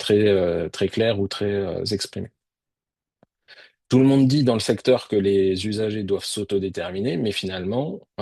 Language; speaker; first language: French; native; French